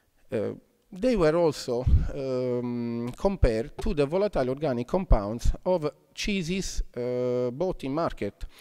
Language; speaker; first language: English; non-native, fluent; Italian